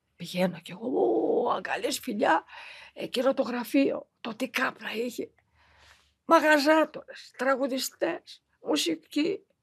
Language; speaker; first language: Greek; early bilingual, heritage; Greek